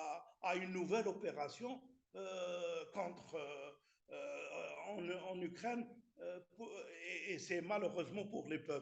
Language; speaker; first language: French; non-native, local second language; Arabic